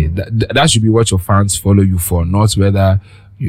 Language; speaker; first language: English; non-native, local second language; Yoruba